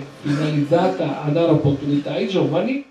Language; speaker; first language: Italian; native; Italian